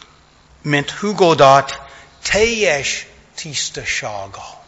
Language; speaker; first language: Hungarian; non-native, fluent; English